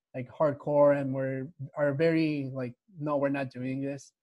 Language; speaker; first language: English; early bilingual, other home language; Spanish